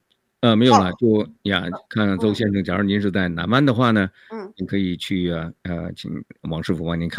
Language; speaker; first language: Chinese; native; Chinese